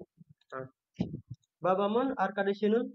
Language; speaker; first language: Turkish; non-native, fluent; Indonesian